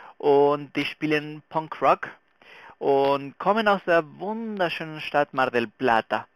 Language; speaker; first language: German; non-native, fluent; Spanish